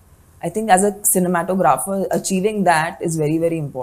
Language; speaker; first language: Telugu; non-native, fluent; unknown